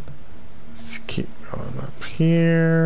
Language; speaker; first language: English; native; English